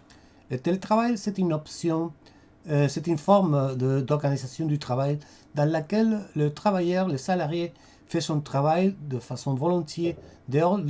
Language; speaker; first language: French; non-native, fluent; Spanish